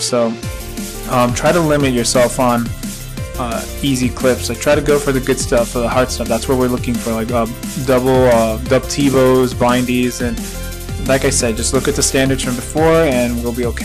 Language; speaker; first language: English; early bilingual, other home language; Spanish